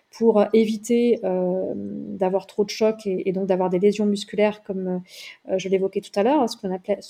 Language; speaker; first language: French; native; French